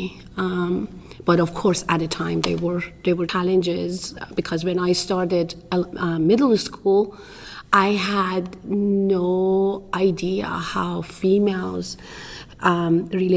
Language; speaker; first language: English; non-native, fluent; Persian